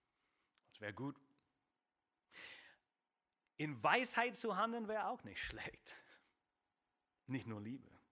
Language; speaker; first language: German; non-native, fluent; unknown